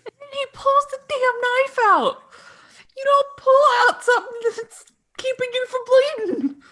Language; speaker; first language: English; native; English